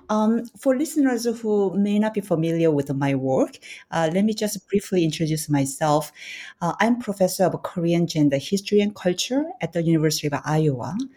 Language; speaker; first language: English; non-native, fluent; Korean